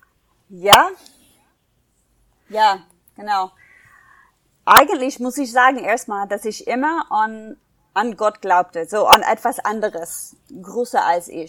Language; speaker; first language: German; non-native, fluent; English